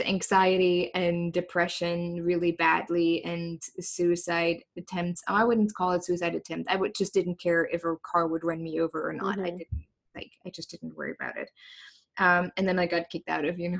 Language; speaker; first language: English; non-native, fluent; German